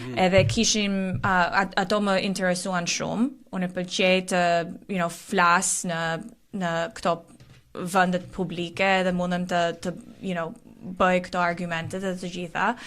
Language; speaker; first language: Albanian; early bilingual, heritage; Albanian